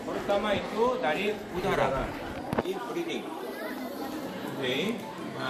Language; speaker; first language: Indonesian; non-native, learner; Korean